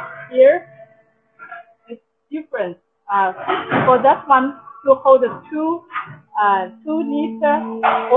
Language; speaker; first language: English; non-native, local second language; Chinese